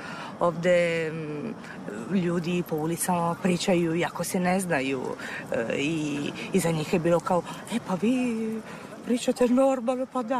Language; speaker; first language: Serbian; non-native, fluent; Italian